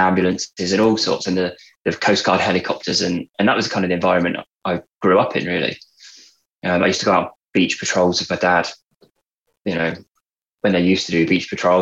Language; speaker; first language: English; native; English